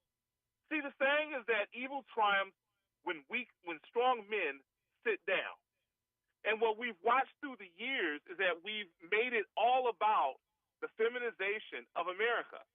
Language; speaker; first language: English; native; English